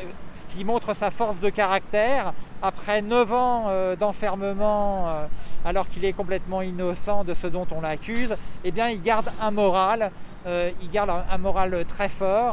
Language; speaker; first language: French; native; French